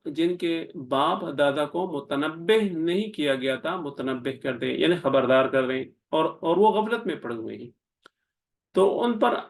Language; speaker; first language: Urdu; non-native, local second language; Pashto